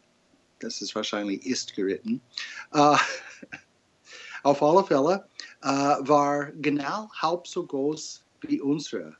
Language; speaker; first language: German; non-native, fluent; English